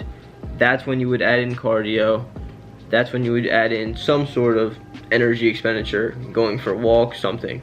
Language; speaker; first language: English; native; English